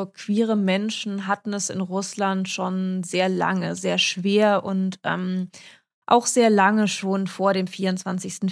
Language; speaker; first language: German; early bilingual, other home language; Russian